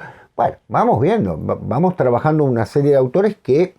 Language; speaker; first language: Spanish; native; Spanish